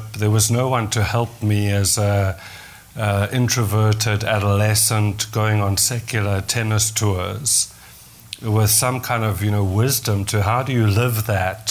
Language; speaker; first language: English; native; English